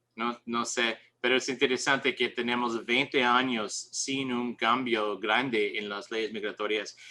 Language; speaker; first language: Spanish; non-native, learner; English